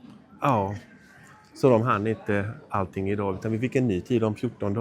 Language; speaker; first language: Swedish; native; Swedish